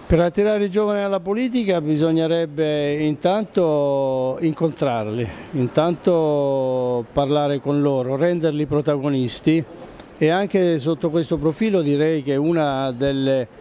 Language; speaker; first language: Italian; native; Italian